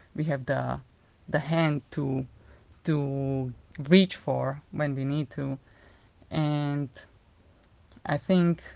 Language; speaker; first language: English; non-native, fluent; Slovak